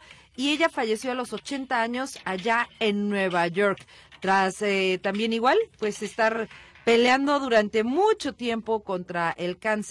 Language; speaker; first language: Spanish; native; Spanish